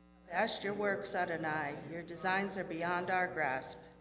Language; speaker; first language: English; native; English